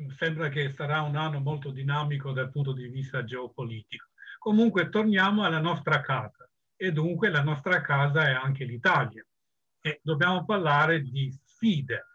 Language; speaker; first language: Italian; non-native, fluent; Albanian